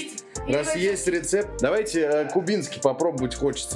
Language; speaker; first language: Russian; native; Russian